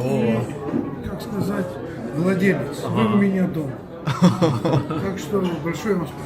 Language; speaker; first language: Russian; non-native, fluent; Georgian